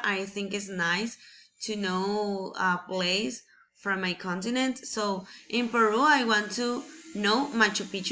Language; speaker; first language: English; non-native, learner; Spanish